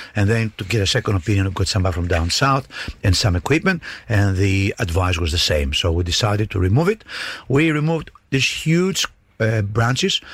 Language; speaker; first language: English; non-native, fluent; Greek